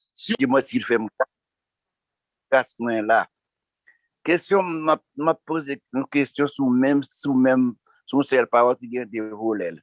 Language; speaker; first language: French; non-native, local second language; Haitian Creole